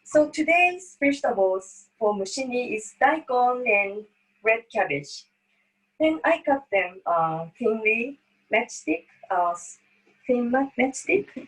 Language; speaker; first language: English; non-native, fluent; Japanese